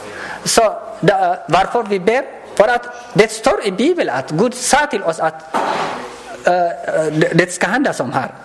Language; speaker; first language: Swedish; non-native, learner; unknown